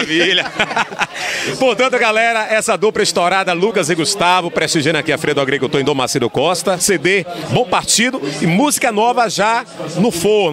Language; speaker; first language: Portuguese; native; Portuguese